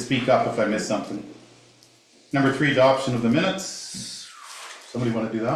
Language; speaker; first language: English; native; English